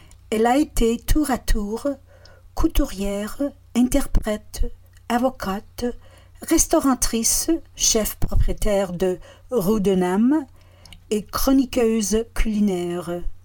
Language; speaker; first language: French; non-native, fluent; English